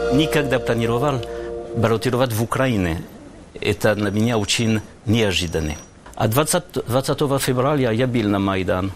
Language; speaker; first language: Ukrainian; non-native, learner; French